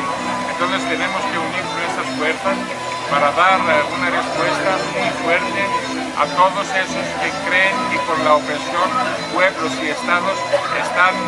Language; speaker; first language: Spanish; non-native, fluent; Greek